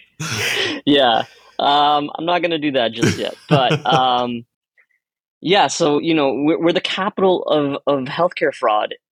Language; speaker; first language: English; early bilingual, other home language; Spanish